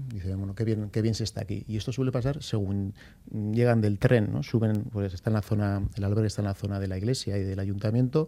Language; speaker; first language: Spanish; native; Spanish